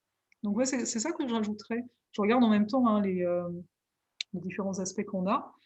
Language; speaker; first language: French; native; French